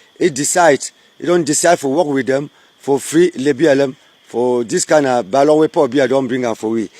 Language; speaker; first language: Nigerian Pidgin; native; Nigerian Pidgin